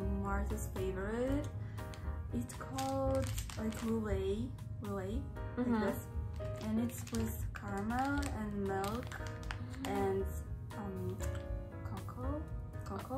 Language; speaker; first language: English; non-native, learner; Russian